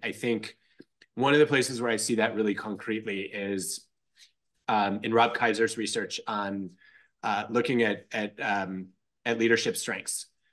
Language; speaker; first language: English; native; English